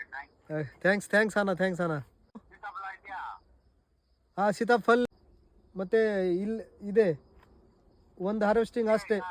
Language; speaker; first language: Kannada; non-native, learner; Marathi